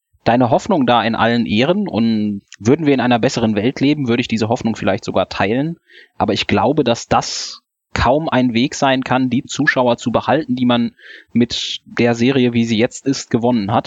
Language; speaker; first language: German; native; German